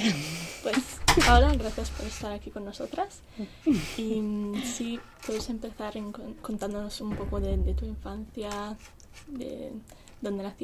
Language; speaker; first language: Spanish; non-native, learner; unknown